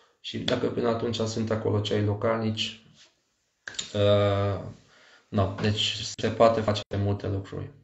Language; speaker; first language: Romanian; non-native, local second language; Hungarian